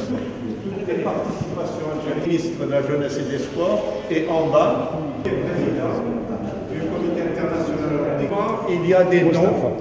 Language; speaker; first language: French; non-native, local second language; Arabic